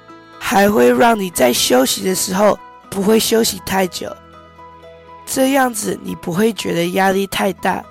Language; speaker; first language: Chinese; early bilingual, heritage; Chinese